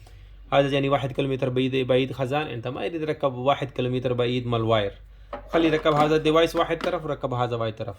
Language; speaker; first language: Arabic; non-native, learner; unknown